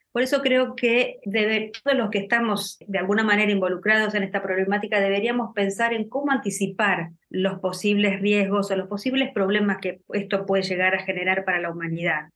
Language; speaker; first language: Spanish; native; Spanish